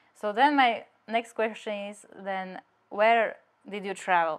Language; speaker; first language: English; non-native, fluent; Slovak